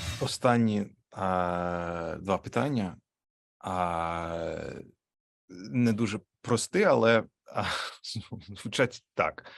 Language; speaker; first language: Ukrainian; non-native, learner; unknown